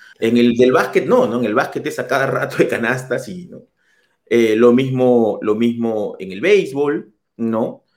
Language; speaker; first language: Spanish; native; Spanish